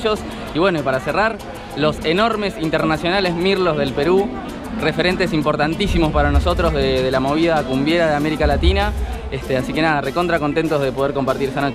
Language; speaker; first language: Spanish; native; Spanish